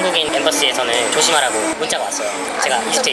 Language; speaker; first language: Korean; native; Korean